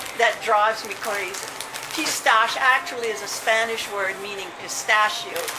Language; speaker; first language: English; early bilingual, other home language; French